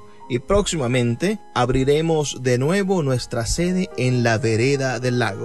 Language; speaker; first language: Spanish; native; Spanish